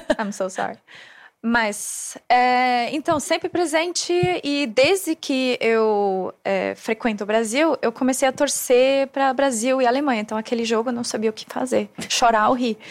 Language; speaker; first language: Portuguese; non-native, fluent; German